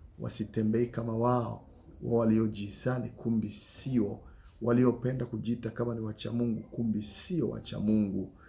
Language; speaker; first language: Swahili; native; Swahili